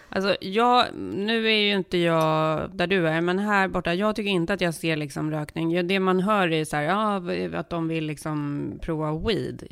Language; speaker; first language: Swedish; early bilingual, heritage; Swedish